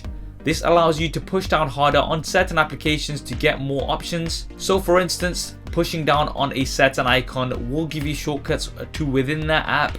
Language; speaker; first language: English; native; English